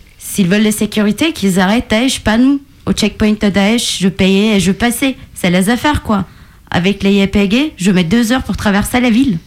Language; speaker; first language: French; non-native, fluent; Turkish